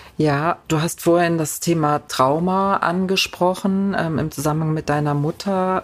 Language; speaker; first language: German; native; German